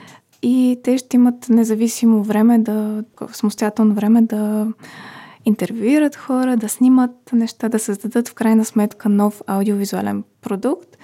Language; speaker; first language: Bulgarian; native; Bulgarian